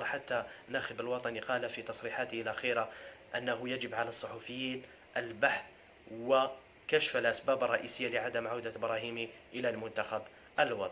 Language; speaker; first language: Arabic; native; Arabic